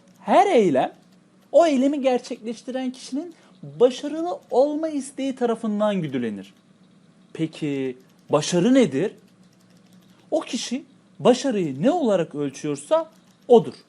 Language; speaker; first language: Turkish; native; Turkish